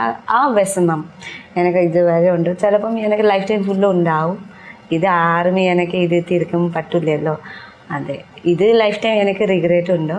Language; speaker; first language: Malayalam; non-native, learner; Nepali